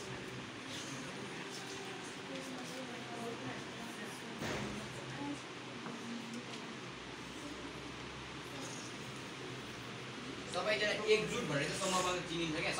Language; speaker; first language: Nepali; native; Nepali